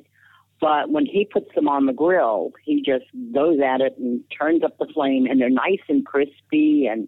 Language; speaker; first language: English; native; English